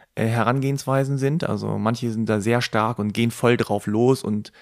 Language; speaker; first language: German; native; German